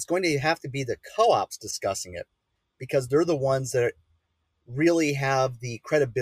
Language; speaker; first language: English; native; English